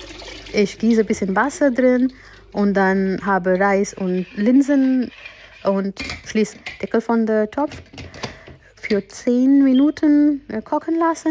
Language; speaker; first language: German; non-native, fluent; Gujarati